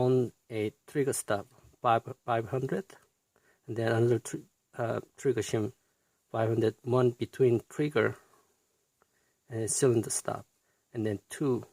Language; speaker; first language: English; non-native, fluent; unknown